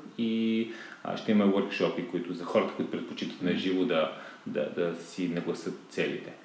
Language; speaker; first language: Bulgarian; native; Bulgarian